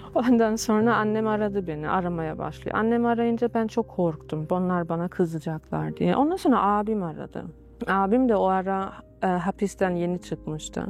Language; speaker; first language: Turkish; early bilingual, heritage; Turkish